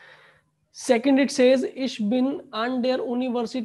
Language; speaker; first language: German; non-native, fluent; Hindi